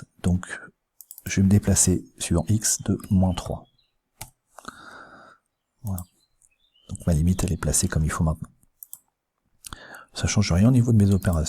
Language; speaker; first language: French; native; French